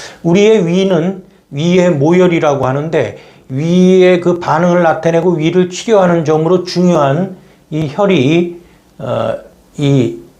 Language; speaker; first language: Korean; native; Korean